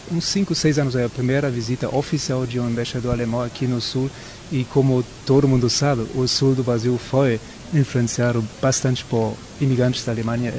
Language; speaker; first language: Portuguese; non-native, fluent; German